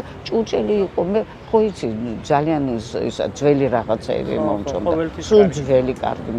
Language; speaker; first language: Georgian; non-native, local second language; Russian